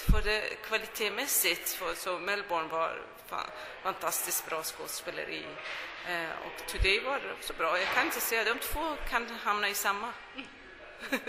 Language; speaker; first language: Swedish; non-native, fluent; Persian